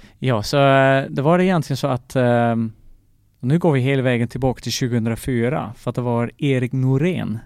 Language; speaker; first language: Swedish; non-native, fluent; Dutch